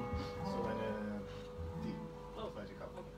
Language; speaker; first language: German; non-native, learner; English